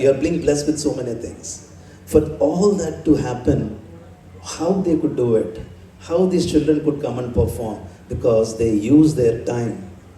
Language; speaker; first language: English; non-native, local second language; Telugu